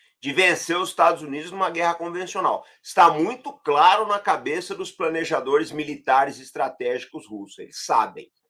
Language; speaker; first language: Portuguese; native; Portuguese